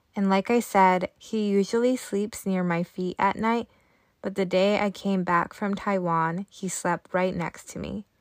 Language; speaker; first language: English; early bilingual, other home language; Japanese